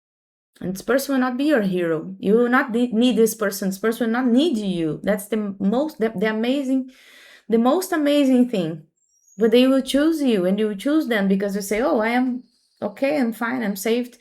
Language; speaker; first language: English; non-native, fluent; Portuguese